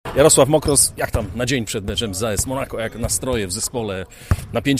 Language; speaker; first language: Polish; native; Polish